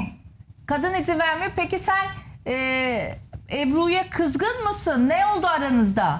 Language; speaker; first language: Turkish; native; Turkish